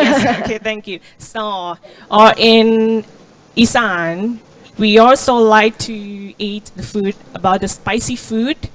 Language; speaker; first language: English; non-native, learner; Thai